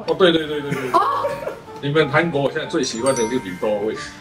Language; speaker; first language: Chinese; native; Chinese